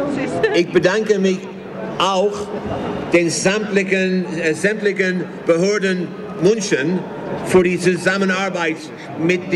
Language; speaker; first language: German; non-native, fluent; English